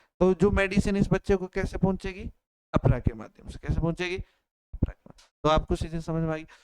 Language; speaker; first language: Hindi; native; Hindi